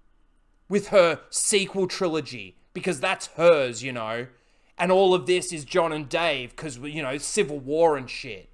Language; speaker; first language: English; native; English